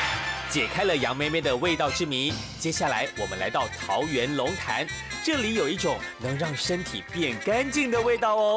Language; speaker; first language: Chinese; native; Chinese